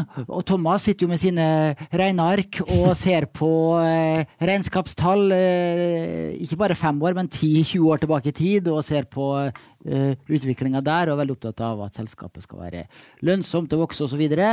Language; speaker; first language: Norwegian; native; Norwegian